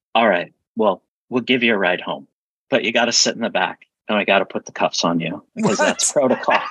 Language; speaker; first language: English; native; English